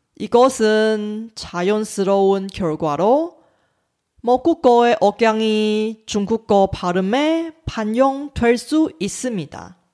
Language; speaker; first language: Korean; non-native, fluent; Chinese